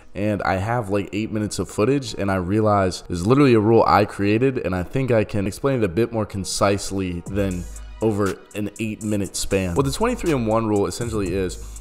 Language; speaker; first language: English; native; English